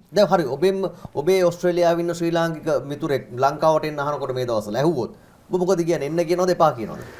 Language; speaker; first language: Sinhala; native; Sinhala